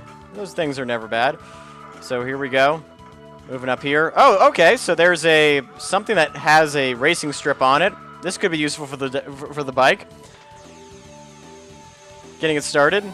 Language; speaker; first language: English; native; English